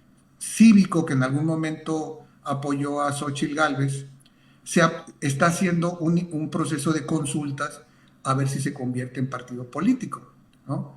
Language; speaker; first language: Spanish; native; Spanish